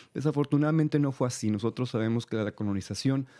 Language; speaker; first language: Spanish; native; Spanish